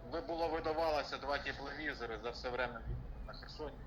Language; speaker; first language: Ukrainian; non-native, local second language; Russian